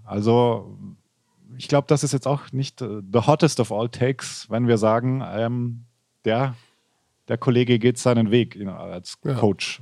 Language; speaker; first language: German; native; German